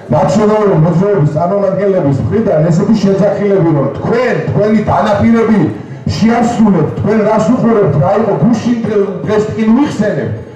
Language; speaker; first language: Georgian; native; Georgian